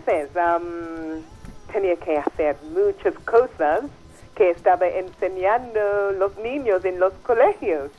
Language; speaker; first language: Spanish; non-native, fluent; English